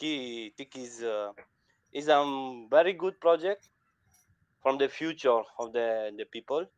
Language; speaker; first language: English; non-native, learner; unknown